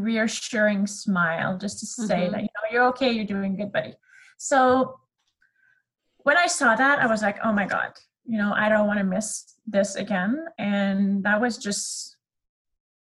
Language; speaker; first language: English; non-native, fluent; French